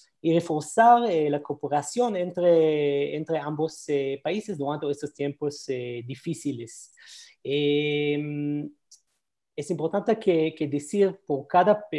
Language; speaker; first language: Spanish; non-native, learner; Hebrew